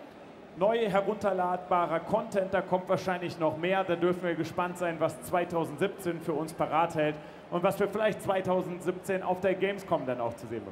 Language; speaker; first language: German; native; German